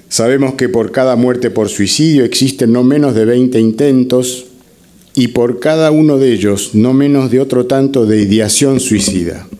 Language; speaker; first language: Spanish; native; Spanish